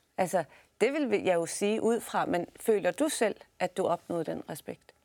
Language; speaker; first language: Danish; native; Danish